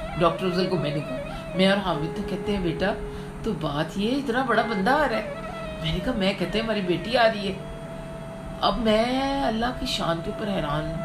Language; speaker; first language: Urdu; non-native, local second language; Punjabi